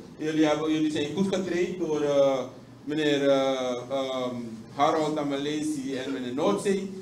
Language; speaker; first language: Dutch; native; Dutch